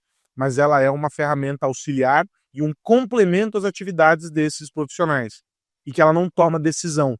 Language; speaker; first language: Portuguese; native; Portuguese